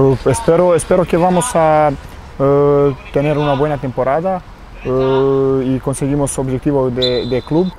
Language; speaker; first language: Spanish; non-native, learner; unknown